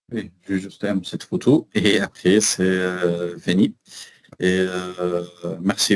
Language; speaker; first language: French; non-native, learner; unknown